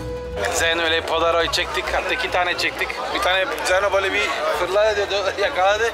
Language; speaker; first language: Turkish; non-native, fluent; Italian